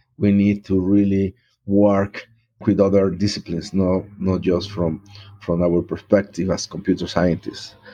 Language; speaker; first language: English; non-native, fluent; Spanish